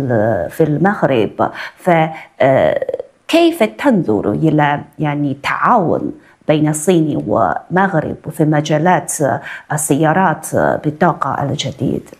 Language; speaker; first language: Arabic; non-native, fluent; Chinese